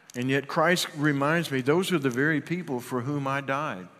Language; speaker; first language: English; native; English